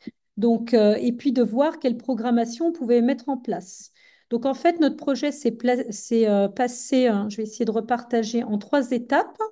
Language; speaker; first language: French; native; French